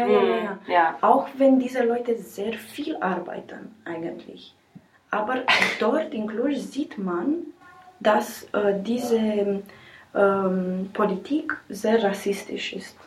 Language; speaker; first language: German; non-native, learner; Romanian